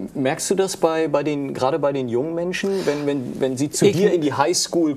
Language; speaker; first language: German; native; German